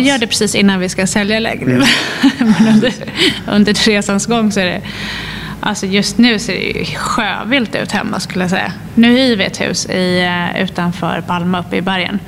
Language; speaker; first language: Swedish; native; Swedish